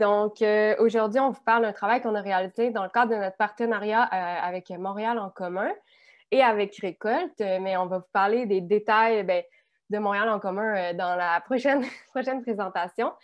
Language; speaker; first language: French; native; French